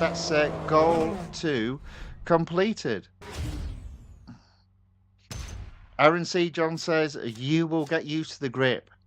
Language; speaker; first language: English; native; English